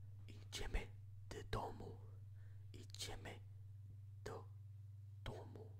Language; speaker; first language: Polish; non-native, learner; English